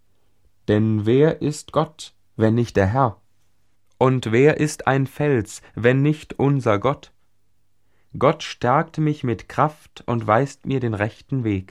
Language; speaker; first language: German; native; German